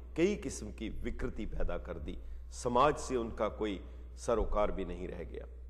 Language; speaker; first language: Hindi; non-native, local second language; Punjabi